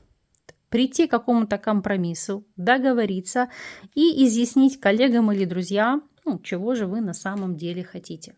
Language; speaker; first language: Russian; native; Russian